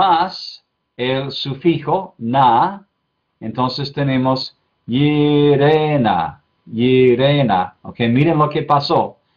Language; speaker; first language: Spanish; non-native, fluent; English